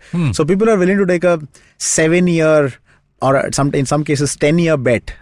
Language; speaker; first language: English; non-native, local second language; Kannada